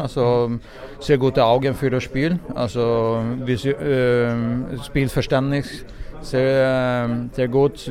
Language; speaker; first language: German; non-native, fluent; Swedish